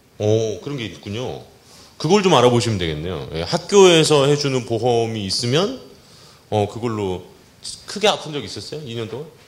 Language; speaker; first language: Korean; native; Korean